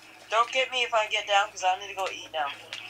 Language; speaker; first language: English; native; English